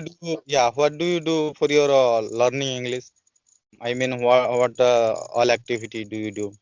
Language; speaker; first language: English; non-native, learner; Odia